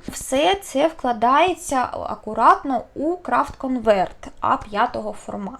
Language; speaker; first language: Ukrainian; non-native, local second language; Russian